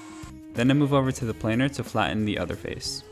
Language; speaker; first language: English; native; English